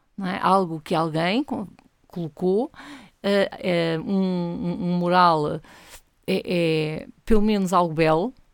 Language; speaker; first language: Portuguese; native; Portuguese